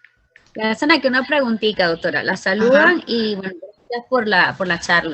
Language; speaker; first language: Spanish; native; Spanish